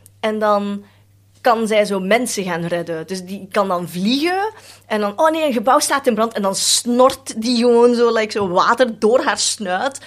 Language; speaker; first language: Dutch; early bilingual, other home language; Cantonese